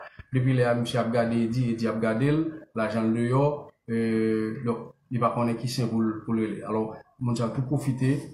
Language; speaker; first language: French; non-native, local second language; Haitian Creole